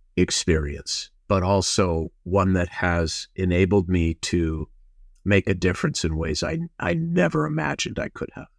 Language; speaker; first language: English; native; English